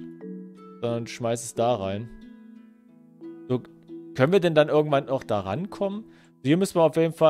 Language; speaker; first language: German; native; German